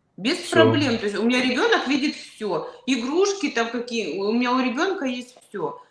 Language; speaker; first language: Russian; native; Russian